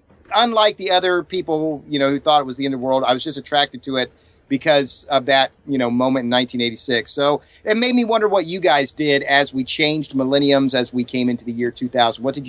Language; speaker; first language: English; native; English